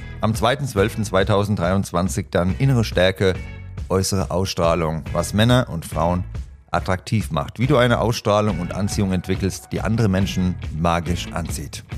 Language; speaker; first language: German; native; German